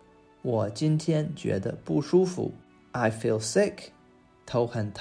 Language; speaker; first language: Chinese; non-native, fluent; English